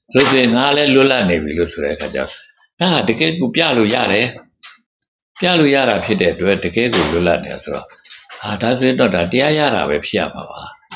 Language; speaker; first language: Burmese; native; Burmese